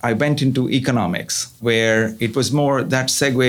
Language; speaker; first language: English; non-native, local second language; Tamil